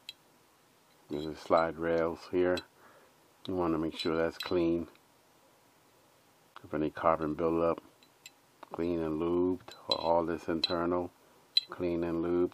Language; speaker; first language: English; native; English